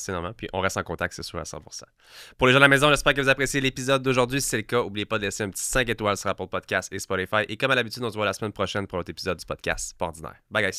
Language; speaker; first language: French; native; French